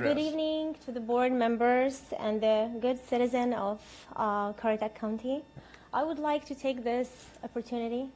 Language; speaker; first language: English; non-native, fluent; Ukrainian